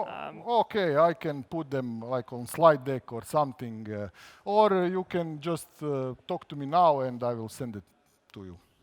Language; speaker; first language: English; non-native, fluent; Croatian